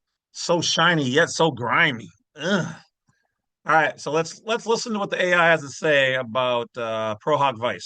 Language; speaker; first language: English; native; English